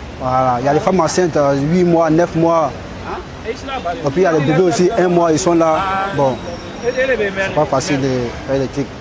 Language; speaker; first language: French; non-native, local second language; Dyula